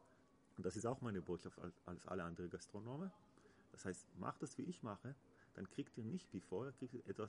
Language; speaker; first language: German; non-native, learner; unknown